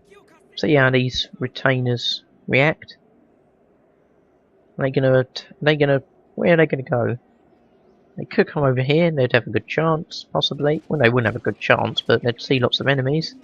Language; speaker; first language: English; native; English